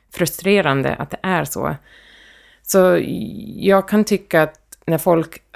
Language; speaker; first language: Swedish; early bilingual, heritage; Swedish